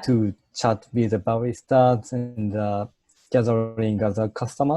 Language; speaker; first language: English; non-native, fluent; Japanese